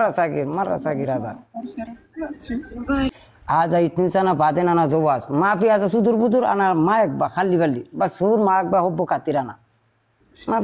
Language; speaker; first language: Arabic; non-native, learner; Bangla